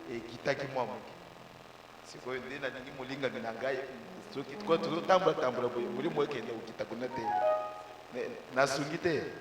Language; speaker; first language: Lingala; native; Lingala